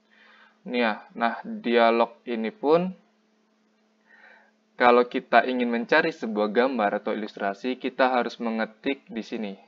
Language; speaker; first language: Indonesian; native; Indonesian